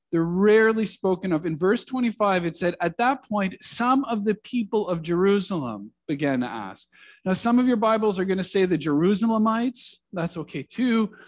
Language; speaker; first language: English; native; English